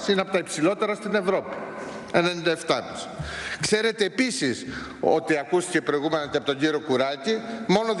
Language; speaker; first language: Greek; native; Greek